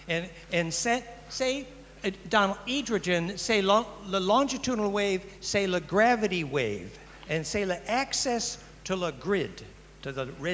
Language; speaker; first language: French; non-native, learner; English